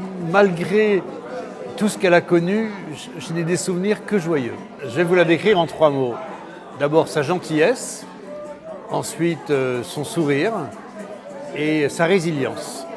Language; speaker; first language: French; early bilingual, other home language; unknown